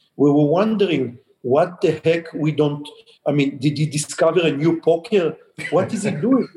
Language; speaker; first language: English; non-native, fluent; Hebrew